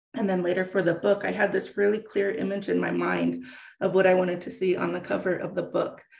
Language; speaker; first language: English; native; English